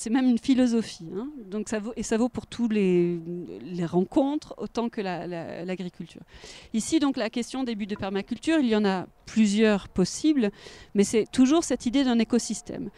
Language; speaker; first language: French; native; French